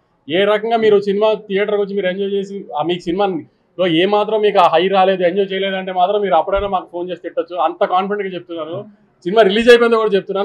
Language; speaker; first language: Telugu; native; Telugu